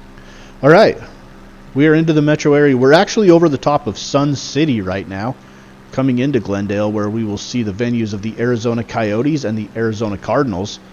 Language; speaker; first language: English; native; English